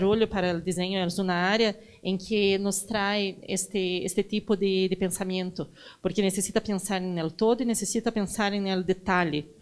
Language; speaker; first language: Spanish; non-native, learner; Portuguese